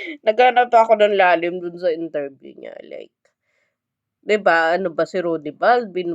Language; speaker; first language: Filipino; native; Filipino